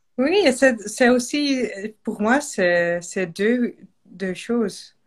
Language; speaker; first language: French; non-native, learner; Dutch